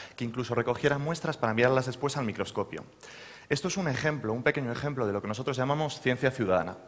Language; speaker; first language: Spanish; native; Spanish